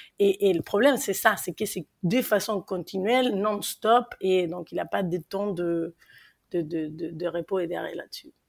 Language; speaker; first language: French; non-native, fluent; Spanish